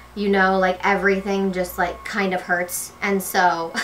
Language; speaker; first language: English; native; English